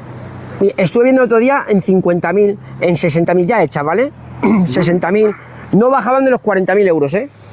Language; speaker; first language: Spanish; native; Spanish